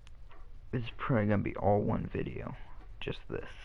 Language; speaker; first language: English; native; English